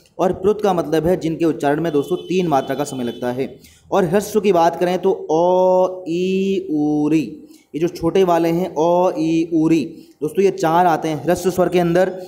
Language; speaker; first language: Hindi; native; Hindi